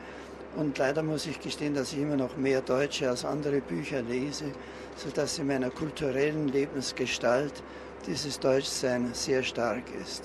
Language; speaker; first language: German; native; German